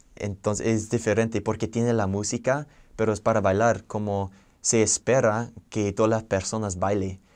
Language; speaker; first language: Spanish; non-native, fluent; English